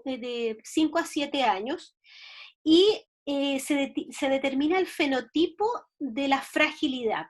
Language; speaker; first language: Spanish; native; Spanish